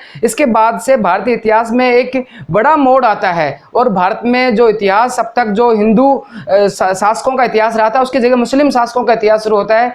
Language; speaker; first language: Hindi; native; Hindi